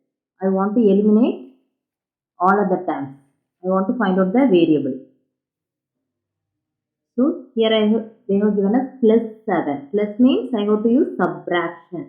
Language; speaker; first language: English; non-native, local second language; Tamil